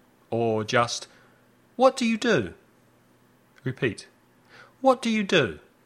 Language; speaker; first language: English; native; English